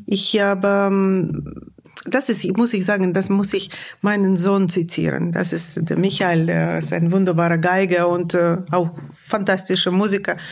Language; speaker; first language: German; non-native, fluent; Russian